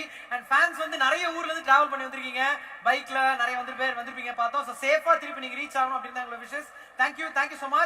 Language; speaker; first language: Tamil; native; Tamil